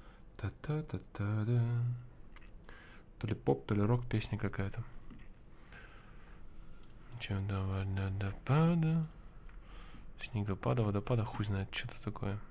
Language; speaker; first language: Russian; native; Russian